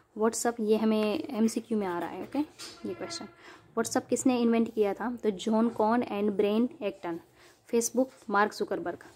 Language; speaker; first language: Hindi; non-native, local second language; Gujarati